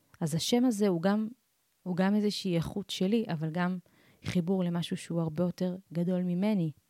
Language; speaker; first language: Hebrew; early bilingual, other home language; Amharic